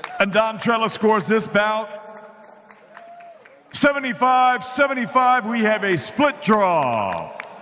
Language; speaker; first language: English; native; English